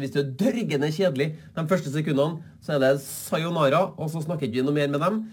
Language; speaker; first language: Norwegian; native; Norwegian